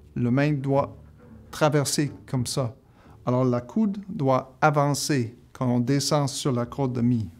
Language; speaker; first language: French; native; French